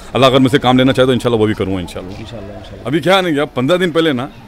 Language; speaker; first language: Hindi; non-native, local second language; Urdu